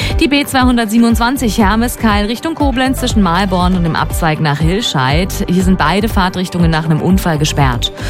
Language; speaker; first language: German; native; German